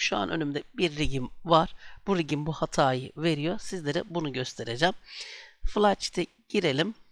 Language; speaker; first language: Turkish; native; Turkish